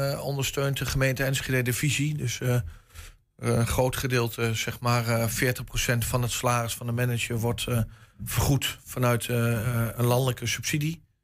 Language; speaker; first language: Dutch; native; Dutch